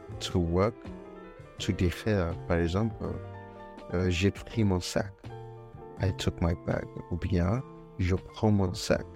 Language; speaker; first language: French; non-native, fluent; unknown